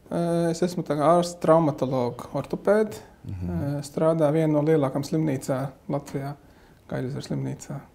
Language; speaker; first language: Latvian; non-native, fluent; Arabic